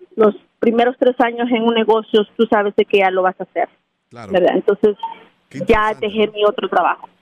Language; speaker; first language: Spanish; native; Spanish